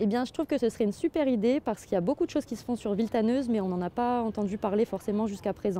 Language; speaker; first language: French; native; French